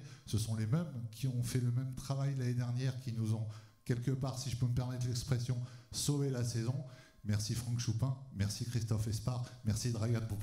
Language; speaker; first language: French; native; French